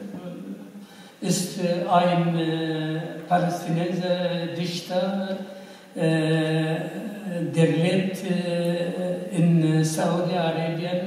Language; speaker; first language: German; non-native, fluent; Arabic